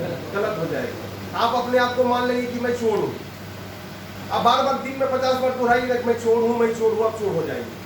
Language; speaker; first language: Hindi; native; Hindi